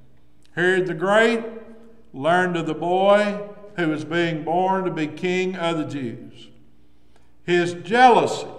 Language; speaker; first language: English; native; English